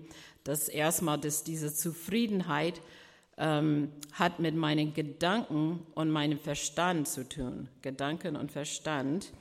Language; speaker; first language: German; non-native, fluent; English